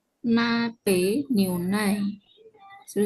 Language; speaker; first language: Chinese; non-native, learner; Indonesian